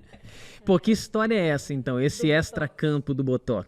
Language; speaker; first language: Portuguese; native; Portuguese